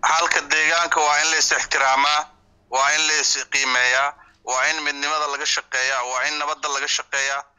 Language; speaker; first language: Somali; non-native, local second language; Swahili